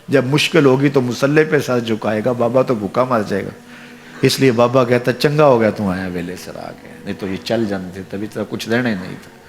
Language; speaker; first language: Urdu; non-native, local second language; Punjabi